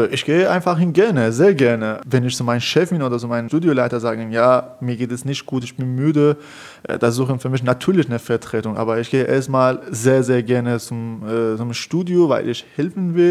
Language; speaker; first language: German; non-native, fluent; Persian